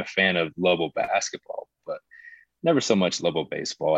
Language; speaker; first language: English; native; English